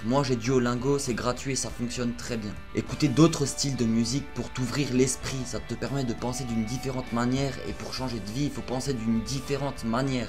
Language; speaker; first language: French; native; French